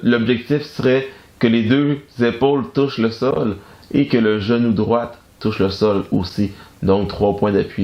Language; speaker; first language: French; native; French